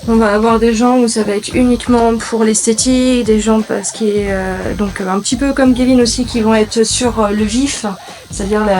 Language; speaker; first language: French; native; French